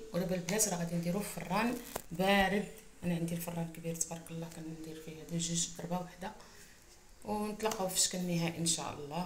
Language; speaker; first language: Arabic; native; Arabic